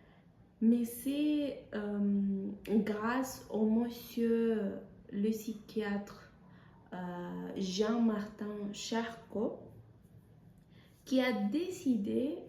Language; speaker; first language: French; non-native, fluent; Spanish